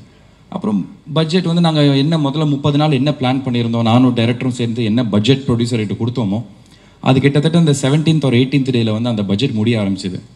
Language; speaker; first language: Tamil; native; Tamil